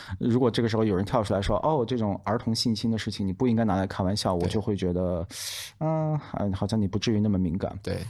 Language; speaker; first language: Chinese; native; Chinese